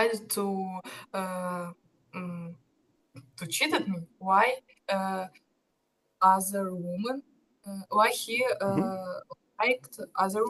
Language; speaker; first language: English; non-native, learner; Russian